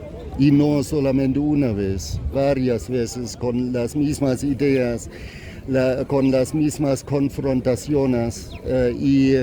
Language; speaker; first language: Spanish; non-native, fluent; German